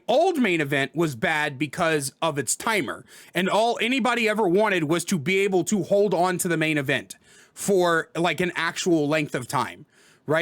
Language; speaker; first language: English; native; English